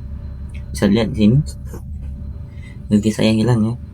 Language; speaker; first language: Indonesian; native; Indonesian